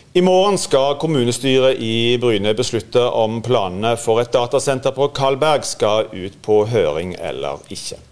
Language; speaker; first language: Norwegian; native; Norwegian